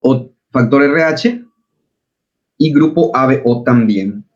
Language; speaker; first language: Spanish; native; Spanish